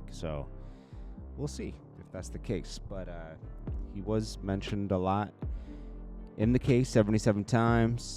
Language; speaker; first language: English; native; English